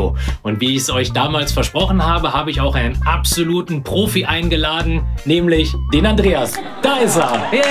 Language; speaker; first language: German; native; German